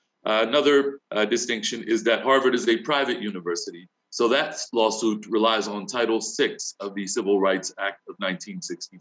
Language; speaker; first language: English; native; English